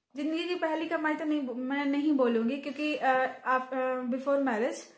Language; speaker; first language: Hindi; native; Hindi